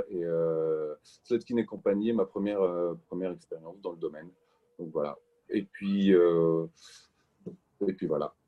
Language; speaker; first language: French; native; French